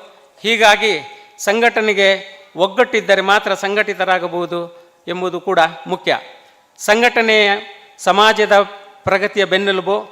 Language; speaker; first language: Kannada; native; Kannada